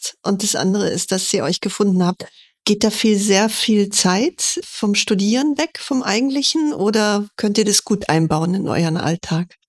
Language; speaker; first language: German; native; German